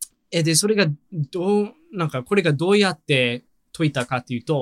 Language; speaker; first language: Japanese; non-native, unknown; English